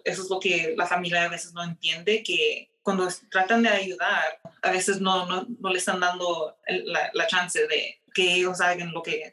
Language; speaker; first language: Spanish; early bilingual, heritage; Spanish